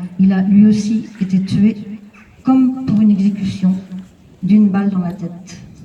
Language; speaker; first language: French; native; French